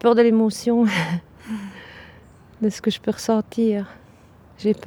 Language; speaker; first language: French; early bilingual, other home language; Italian